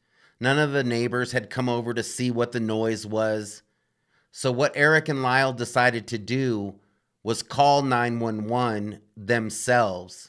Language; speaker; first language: English; native; English